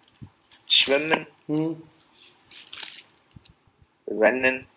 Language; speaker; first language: German; non-native, learner; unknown